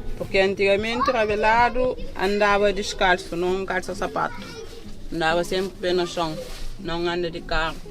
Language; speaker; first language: Portuguese; non-native, local second language; Kabuverdianu